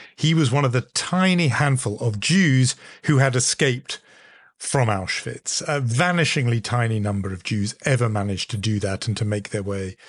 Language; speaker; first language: English; native; English